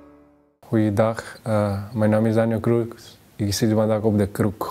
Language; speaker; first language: Dutch; early bilingual, other home language; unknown